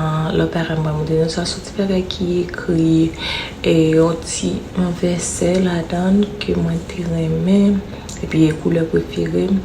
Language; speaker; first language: French; non-native, learner; Haitian Creole